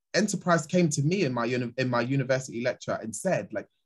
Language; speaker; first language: English; native; English